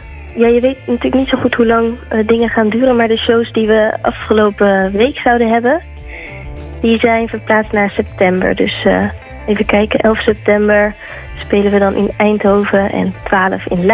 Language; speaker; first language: Dutch; native; Dutch